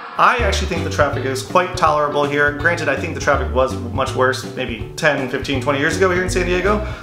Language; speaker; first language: English; native; English